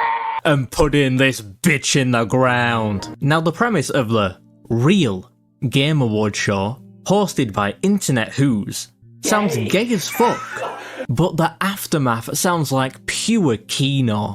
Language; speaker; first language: English; native; English